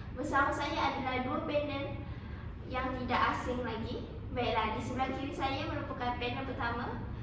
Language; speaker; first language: Malay; native; Malay